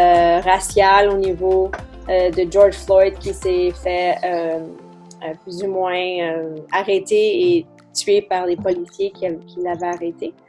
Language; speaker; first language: French; native; French